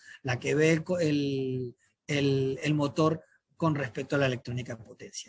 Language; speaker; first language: Spanish; native; Spanish